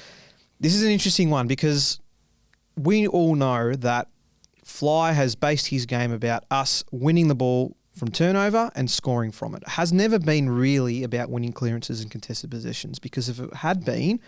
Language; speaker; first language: English; native; English